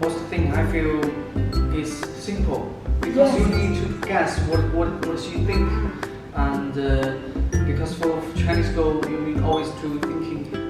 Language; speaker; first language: English; non-native, learner; Chinese